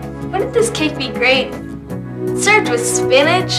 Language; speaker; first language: English; early bilingual, other home language; Spanish